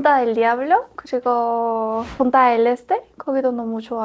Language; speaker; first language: Korean; non-native, fluent; Spanish